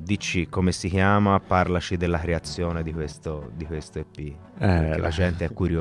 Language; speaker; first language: Italian; native; Italian